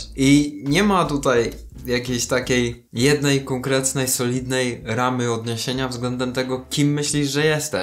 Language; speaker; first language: Polish; native; Polish